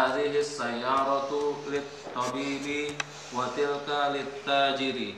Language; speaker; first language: Arabic; non-native, learner; Indonesian